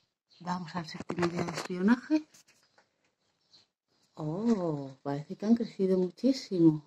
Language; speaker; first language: Spanish; native; Spanish